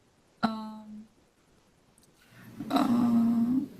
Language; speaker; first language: French; non-native, learner; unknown